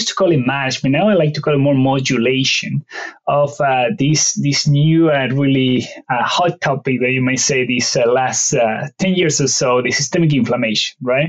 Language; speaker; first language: English; non-native, fluent; Spanish